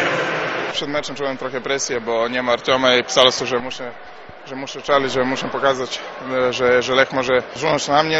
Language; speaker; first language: Polish; non-native, learner; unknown